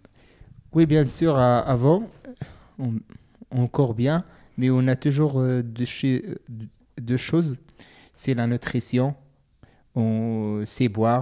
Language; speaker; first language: French; non-native, learner; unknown